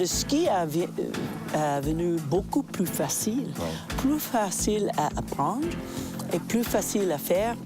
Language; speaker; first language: French; non-native, local second language; English